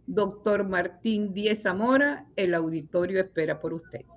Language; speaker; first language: Spanish; native; Spanish